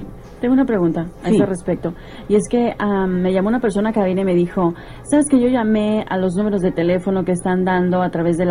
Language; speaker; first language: Spanish; native; Spanish